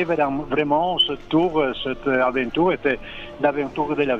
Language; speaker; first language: French; non-native, learner; Italian